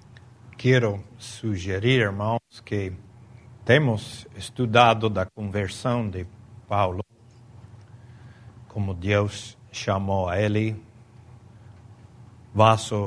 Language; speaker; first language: Portuguese; non-native, fluent; Spanish